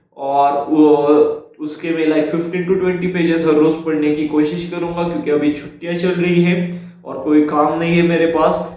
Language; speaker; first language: Hindi; non-native, local second language; Marathi